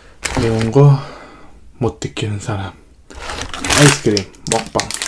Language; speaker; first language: Korean; non-native, learner; Russian